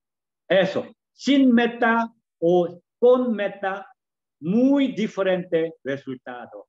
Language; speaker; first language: Spanish; non-native, learner; Korean